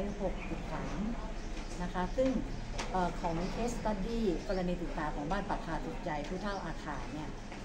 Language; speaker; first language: Thai; native; Thai